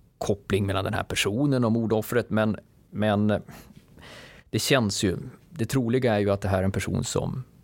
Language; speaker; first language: Swedish; native; Swedish